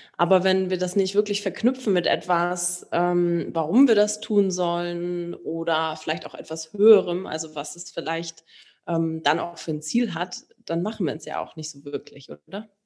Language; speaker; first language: German; native; German